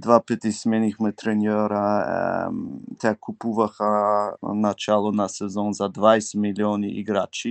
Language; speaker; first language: Bulgarian; early bilingual, heritage; Bulgarian